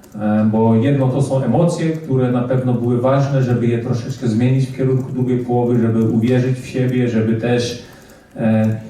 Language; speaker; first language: Polish; early bilingual, heritage; Polish